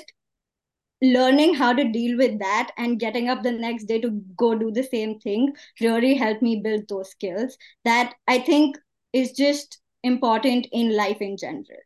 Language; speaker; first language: English; non-native, local second language; Hindi